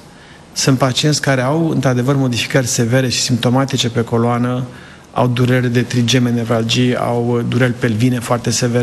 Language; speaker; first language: Romanian; native; Romanian